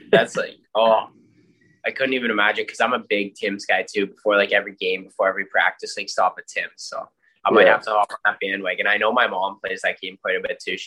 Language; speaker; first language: English; native; English